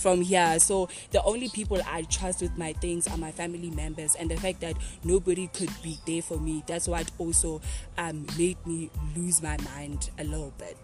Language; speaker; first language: English; non-native, local second language; Xhosa